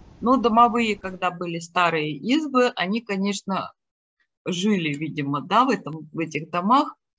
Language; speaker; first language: Russian; native; Russian